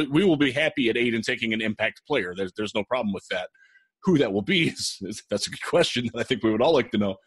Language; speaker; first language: English; native; English